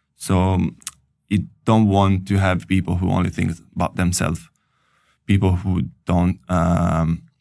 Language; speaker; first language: English; non-native, fluent; Italian